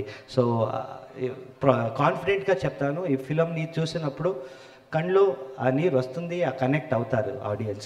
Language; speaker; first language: Telugu; non-native, learner; Kannada